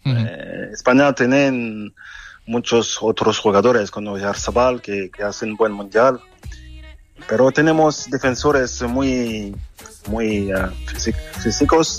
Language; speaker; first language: Spanish; non-native, fluent; French